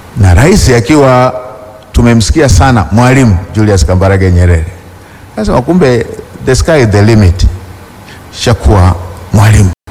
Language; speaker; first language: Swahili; non-native, local second language; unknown